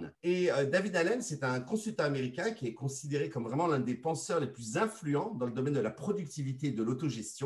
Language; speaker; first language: French; native; French